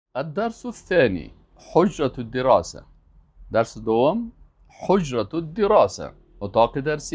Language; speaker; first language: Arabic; non-native, fluent; Persian